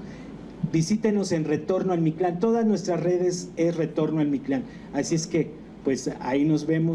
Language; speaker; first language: Spanish; native; Spanish